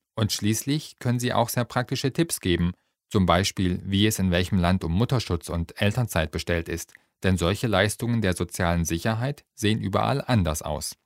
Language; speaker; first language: German; native; German